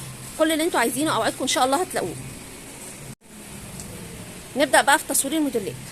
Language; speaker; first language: Arabic; native; Arabic